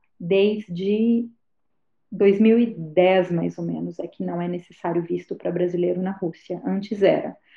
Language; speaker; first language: Portuguese; native; Portuguese